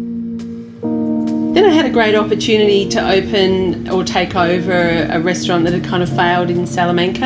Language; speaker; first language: English; native; English